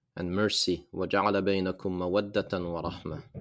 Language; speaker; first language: English; non-native, fluent; Arabic